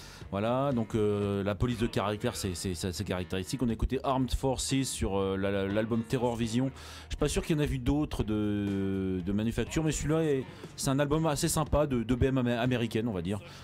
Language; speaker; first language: French; native; French